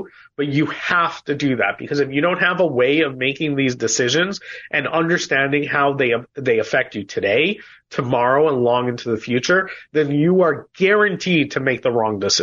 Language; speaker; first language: English; native; English